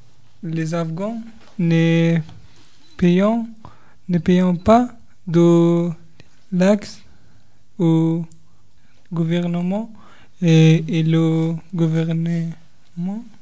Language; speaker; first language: French; non-native, learner; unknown